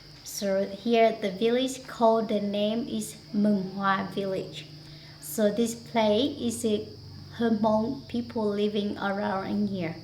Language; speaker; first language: English; non-native, learner; Hmong